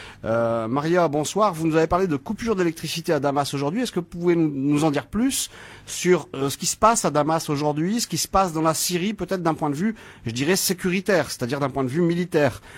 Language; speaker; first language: French; native; French